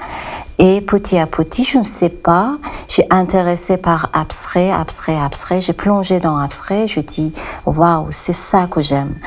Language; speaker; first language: French; non-native, learner; Persian